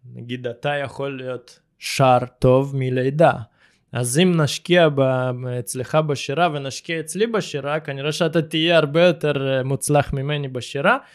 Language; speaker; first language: Hebrew; early bilingual, other home language; Russian